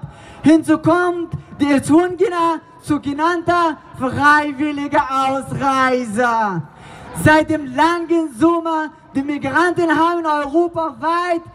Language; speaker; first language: German; non-native, learner; Persian